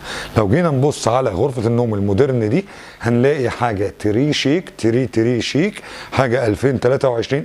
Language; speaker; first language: Arabic; native; Arabic